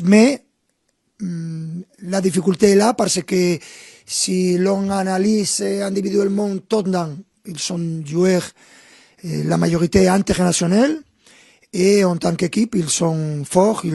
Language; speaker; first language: French; non-native, fluent; Spanish